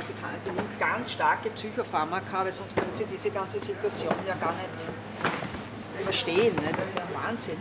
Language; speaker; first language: German; native; German